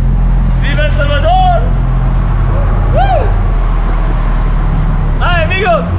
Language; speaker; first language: Spanish; non-native, learner; English